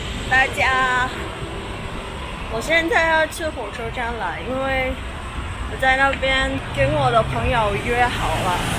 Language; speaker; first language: Chinese; non-native, fluent; Mongolian